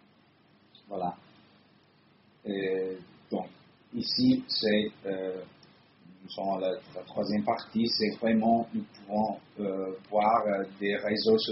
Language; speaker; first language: French; non-native, fluent; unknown